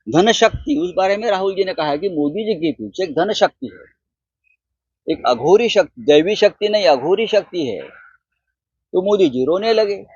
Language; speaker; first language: Hindi; non-native, local second language; Marathi